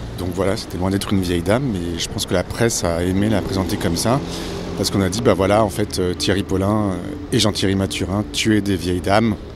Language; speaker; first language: French; native; French